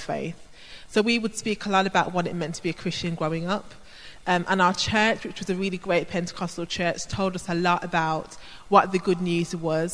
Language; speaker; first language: English; native; English